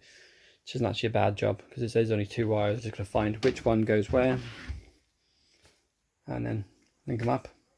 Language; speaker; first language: English; native; English